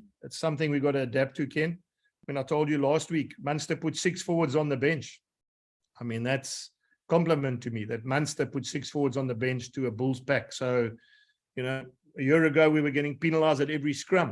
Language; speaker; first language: English; native; English